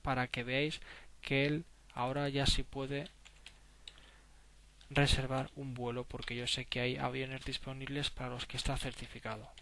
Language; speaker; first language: Spanish; native; Spanish